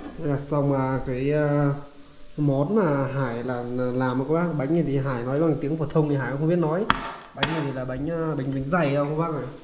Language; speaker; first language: Vietnamese; native; Vietnamese